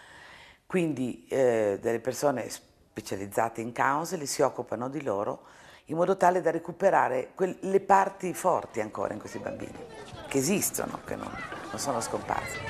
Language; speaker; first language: Italian; native; Italian